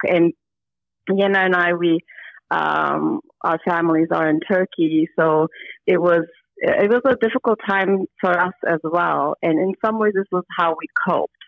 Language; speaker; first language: English; non-native, fluent; Turkish